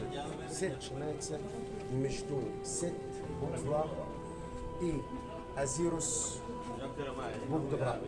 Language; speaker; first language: Russian; non-native, learner; Arabic